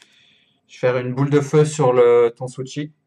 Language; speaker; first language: French; native; French